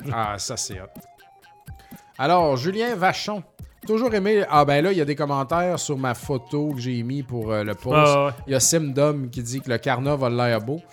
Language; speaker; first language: French; native; French